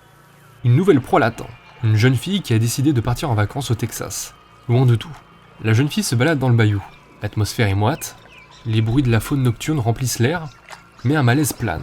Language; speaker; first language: French; native; French